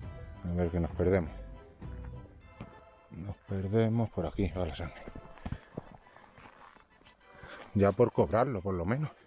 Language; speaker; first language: Spanish; native; Spanish